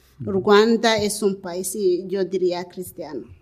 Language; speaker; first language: Spanish; non-native, learner; Kinyarwanda